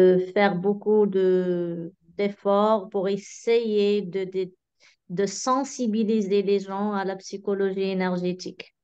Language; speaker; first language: French; non-native, local second language; Arabic